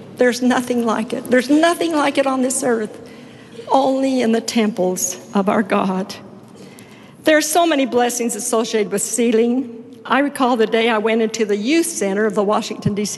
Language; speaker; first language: English; native; English